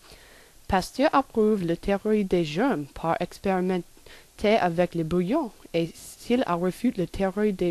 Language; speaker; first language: French; non-native, learner; English